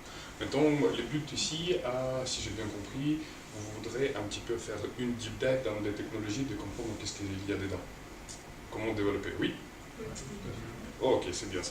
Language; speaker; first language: French; non-native, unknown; Russian